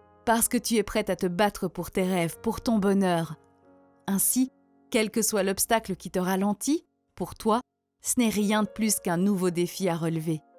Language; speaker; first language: French; native; French